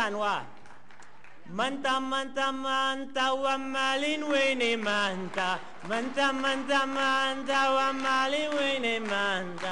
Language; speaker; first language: Somali; non-native, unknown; Spanish